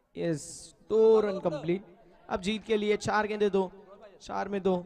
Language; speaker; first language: Hindi; non-native, local second language; Marathi